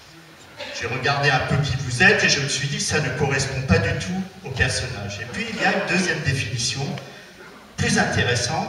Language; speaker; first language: French; native; French